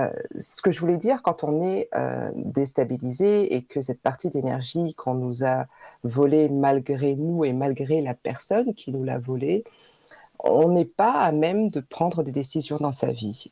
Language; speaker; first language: French; native; French